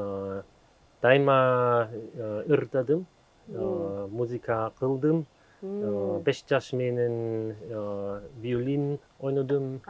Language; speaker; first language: Kyrgyz; non-native, learner; German